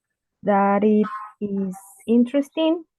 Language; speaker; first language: English; non-native, learner; Spanish